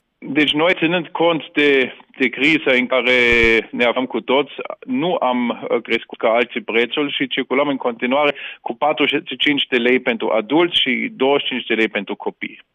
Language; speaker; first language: Romanian; non-native, fluent; German